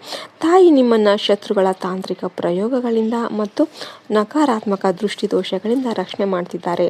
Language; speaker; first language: Kannada; native; Kannada